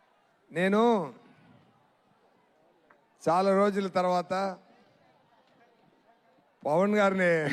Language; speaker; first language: Telugu; non-native, learner; Tamil